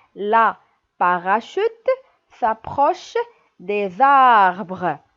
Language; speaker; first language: French; non-native, local second language; Arabic